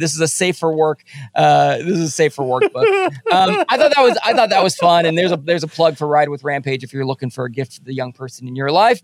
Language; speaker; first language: English; native; English